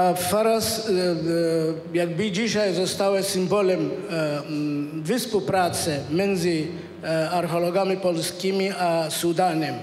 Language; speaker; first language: Polish; non-native, fluent; Arabic